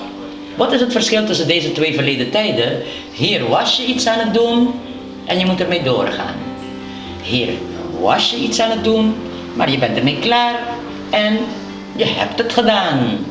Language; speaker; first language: Dutch; non-native, local second language; Papiamento